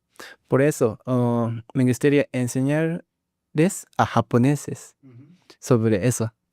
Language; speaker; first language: Spanish; non-native, learner; Japanese